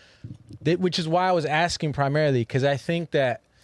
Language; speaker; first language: English; native; English